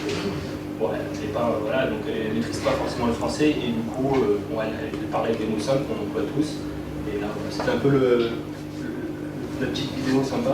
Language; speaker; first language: French; native; French